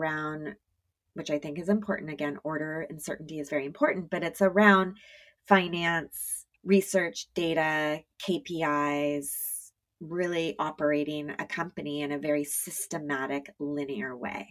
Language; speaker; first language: English; native; English